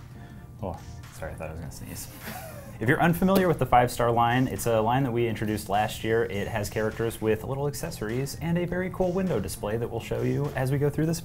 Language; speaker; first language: English; native; English